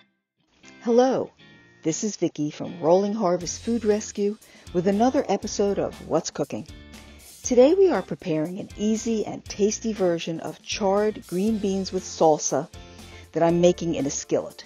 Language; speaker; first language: English; native; English